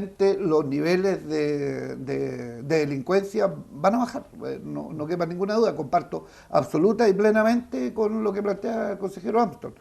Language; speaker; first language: Spanish; native; Spanish